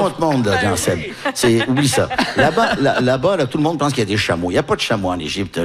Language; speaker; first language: French; early bilingual, other home language; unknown